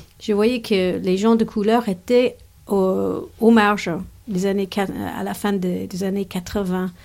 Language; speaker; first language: French; non-native, fluent; English